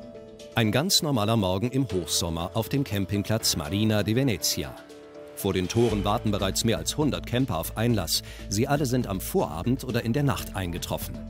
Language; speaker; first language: German; native; German